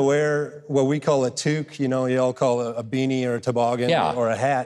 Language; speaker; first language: English; non-native, fluent; German